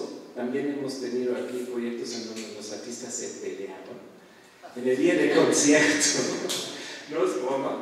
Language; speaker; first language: Spanish; non-native, fluent; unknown